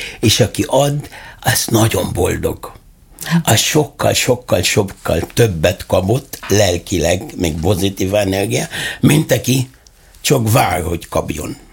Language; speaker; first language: Hungarian; non-native, fluent; Arabic